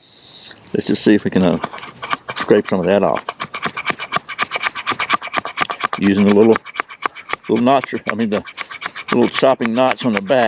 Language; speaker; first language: English; native; English